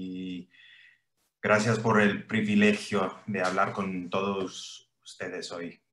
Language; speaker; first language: Spanish; early bilingual, heritage; English